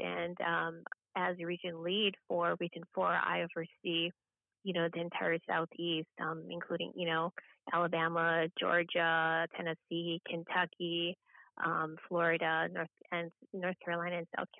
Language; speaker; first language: English; native; English